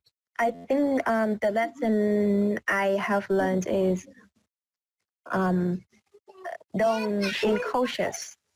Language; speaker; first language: English; non-native, learner; Vietnamese